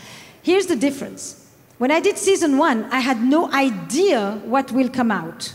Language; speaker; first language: English; non-native, fluent; French